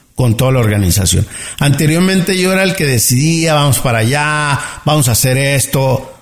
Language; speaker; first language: Spanish; native; Spanish